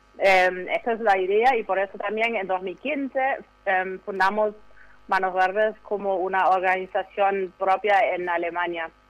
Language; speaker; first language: Spanish; non-native, fluent; German